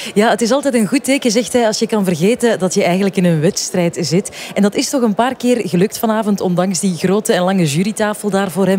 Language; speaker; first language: Dutch; native; Dutch